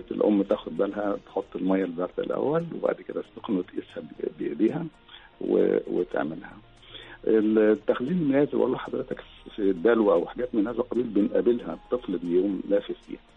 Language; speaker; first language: Arabic; native; Arabic